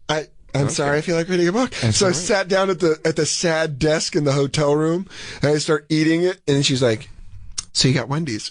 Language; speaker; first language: English; native; English